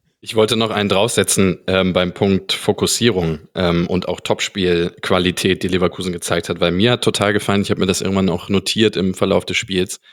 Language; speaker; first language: German; native; German